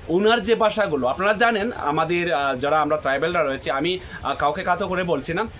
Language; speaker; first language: Bangla; non-native, local second language; Chakma